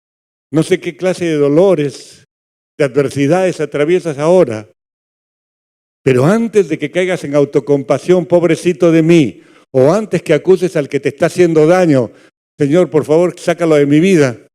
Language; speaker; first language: Spanish; native; Spanish